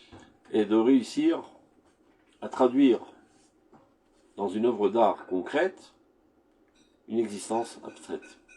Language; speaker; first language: French; native; French